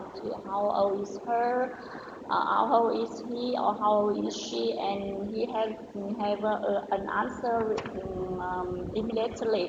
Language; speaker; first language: English; non-native, learner; Vietnamese